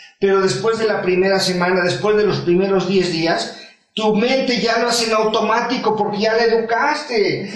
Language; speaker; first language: Spanish; native; Spanish